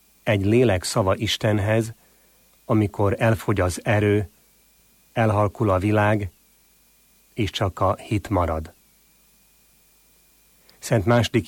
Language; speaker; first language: Hungarian; native; Hungarian